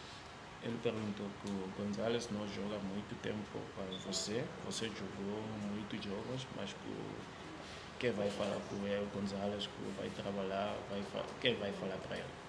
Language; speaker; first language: Portuguese; non-native, learner; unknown